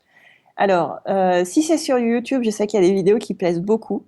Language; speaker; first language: French; native; French